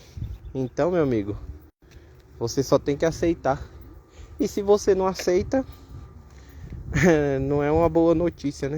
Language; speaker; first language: Portuguese; native; Portuguese